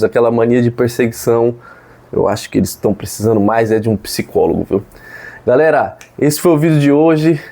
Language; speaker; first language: Portuguese; native; Portuguese